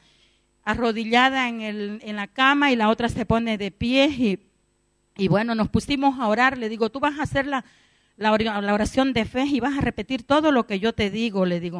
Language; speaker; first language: Spanish; native; Spanish